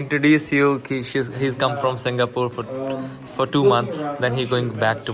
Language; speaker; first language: English; non-native, learner; Hindi